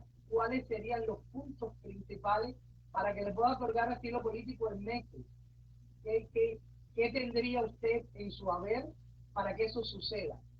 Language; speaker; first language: Spanish; native; Spanish